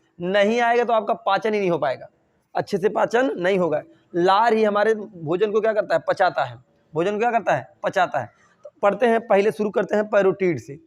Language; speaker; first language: Hindi; native; Hindi